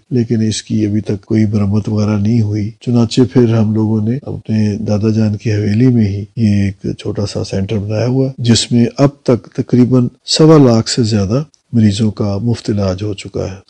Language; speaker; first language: Urdu; native; Urdu